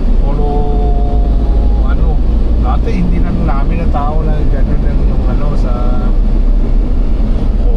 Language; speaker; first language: Filipino; non-native, learner; Chinese